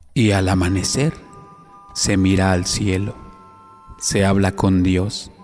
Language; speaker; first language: Spanish; native; Spanish